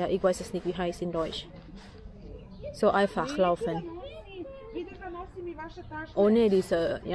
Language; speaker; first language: German; non-native, learner; Thai